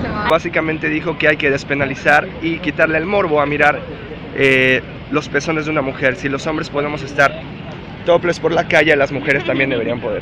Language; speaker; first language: Spanish; native; Spanish